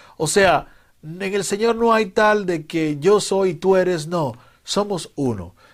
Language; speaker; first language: Spanish; native; Spanish